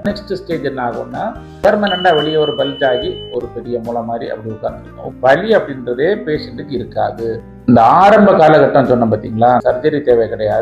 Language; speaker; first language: Tamil; native; Tamil